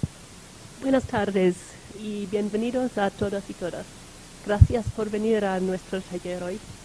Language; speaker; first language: Spanish; non-native, fluent; English